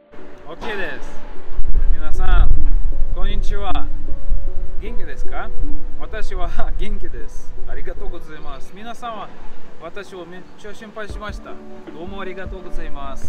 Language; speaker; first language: Japanese; non-native, learner; Russian